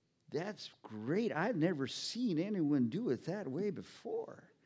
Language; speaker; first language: English; early bilingual, other home language; Spanish